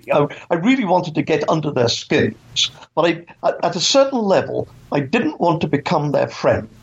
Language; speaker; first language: English; native; English